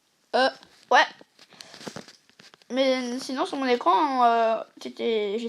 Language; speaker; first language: French; native; French